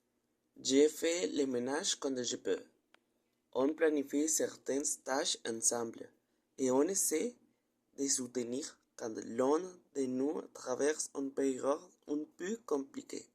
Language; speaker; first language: French; non-native, learner; Spanish